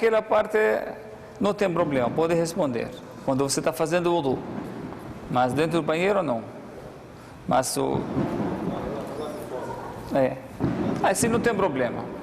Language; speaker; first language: Portuguese; non-native, fluent; Arabic